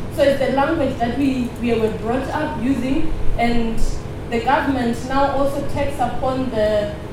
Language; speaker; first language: English; non-native, local second language; Shona